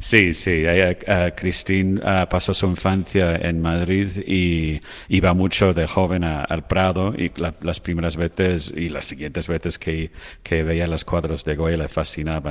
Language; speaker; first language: Spanish; non-native, fluent; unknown